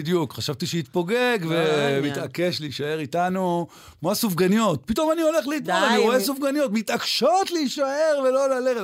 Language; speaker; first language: Hebrew; native; Hebrew